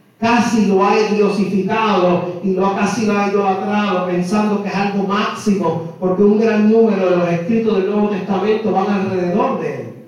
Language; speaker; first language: Spanish; native; Spanish